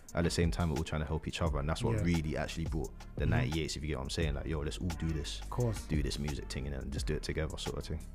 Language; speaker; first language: English; native; English